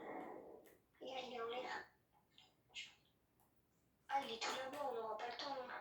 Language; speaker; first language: French; native; French